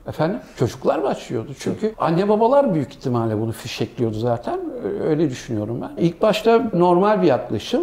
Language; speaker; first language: Turkish; early bilingual, heritage; Turkish